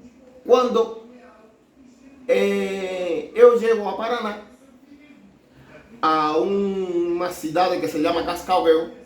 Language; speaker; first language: Portuguese; non-native, learner; Spanish